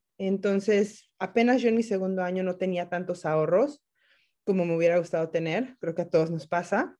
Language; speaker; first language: Spanish; native; Spanish